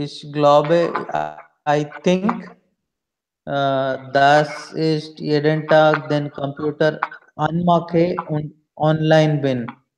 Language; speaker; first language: German; non-native, learner; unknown